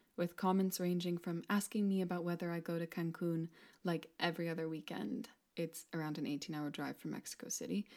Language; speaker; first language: English; non-native, fluent; Spanish